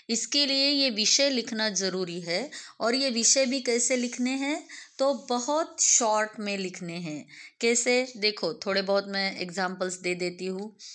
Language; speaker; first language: Hindi; non-native, local second language; Marathi